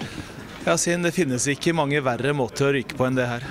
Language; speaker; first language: Norwegian; native; Norwegian